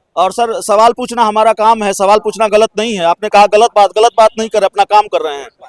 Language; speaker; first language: Hindi; native; Hindi